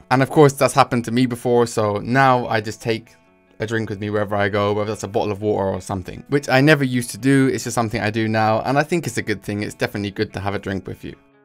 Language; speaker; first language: English; native; English